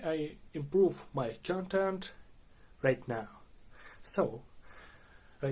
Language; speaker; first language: English; non-native, learner; Russian